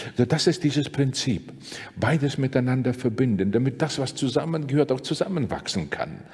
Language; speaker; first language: German; non-native, fluent; Latvian